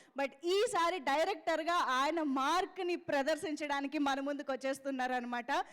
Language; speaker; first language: Telugu; native; Telugu